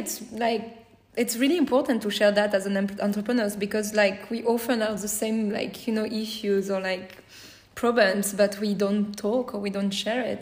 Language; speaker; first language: English; non-native, fluent; French